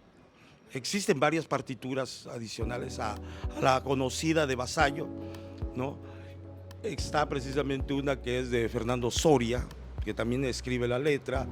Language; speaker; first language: Spanish; native; Spanish